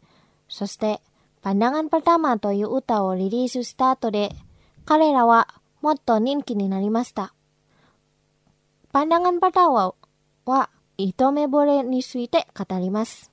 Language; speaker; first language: Japanese; non-native, fluent; Indonesian